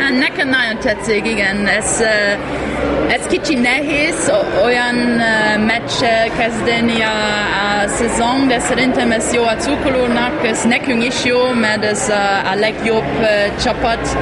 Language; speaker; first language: Hungarian; non-native, learner; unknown